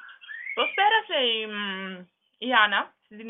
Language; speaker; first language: Greek; non-native, fluent; German